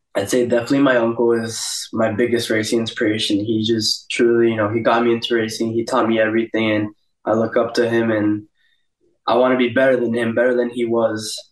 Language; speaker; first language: English; early bilingual, other home language; Portuguese